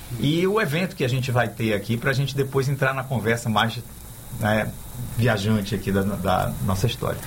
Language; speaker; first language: Portuguese; native; Portuguese